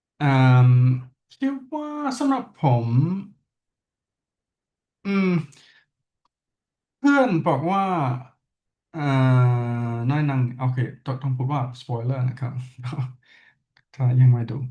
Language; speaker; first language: Thai; non-native, learner; English